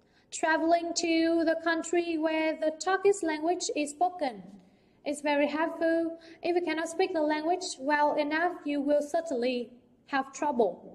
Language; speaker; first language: English; non-native, fluent; Vietnamese